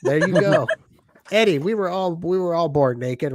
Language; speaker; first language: English; native; English